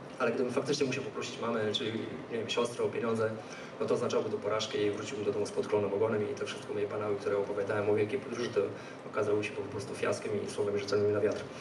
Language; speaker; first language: Polish; native; Polish